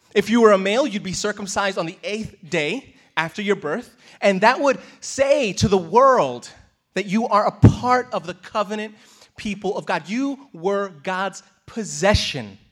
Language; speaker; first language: English; native; English